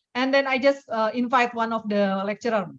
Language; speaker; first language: English; non-native, fluent; Indonesian